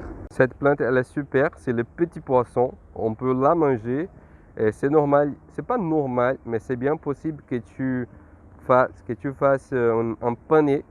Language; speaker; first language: French; non-native, fluent; Portuguese